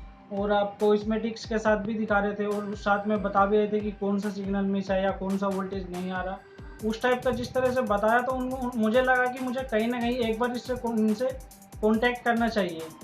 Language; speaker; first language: Hindi; native; Hindi